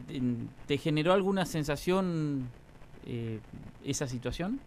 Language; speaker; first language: Spanish; native; Spanish